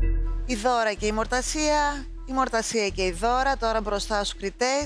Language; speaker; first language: Greek; native; Greek